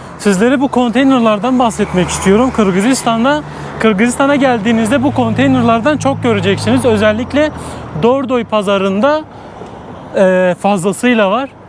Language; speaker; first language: Turkish; native; Turkish